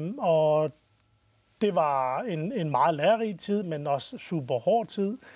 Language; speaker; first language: Danish; early bilingual, other home language; Arabic